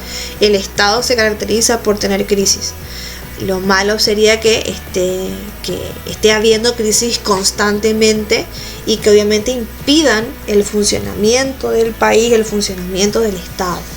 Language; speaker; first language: Spanish; native; Spanish